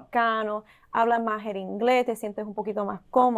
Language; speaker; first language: Spanish; early bilingual, heritage; Spanish